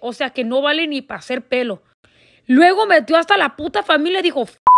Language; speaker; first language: Spanish; early bilingual, heritage; Spanish